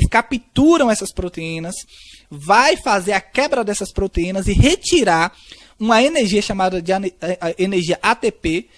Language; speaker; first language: Portuguese; native; Portuguese